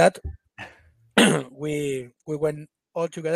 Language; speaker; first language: English; non-native, fluent; Spanish